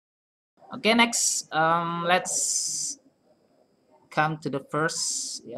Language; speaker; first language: English; non-native, fluent; Indonesian